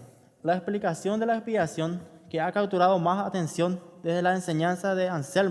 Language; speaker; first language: Spanish; native; Spanish